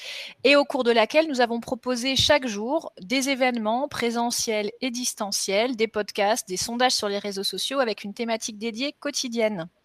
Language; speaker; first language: French; native; French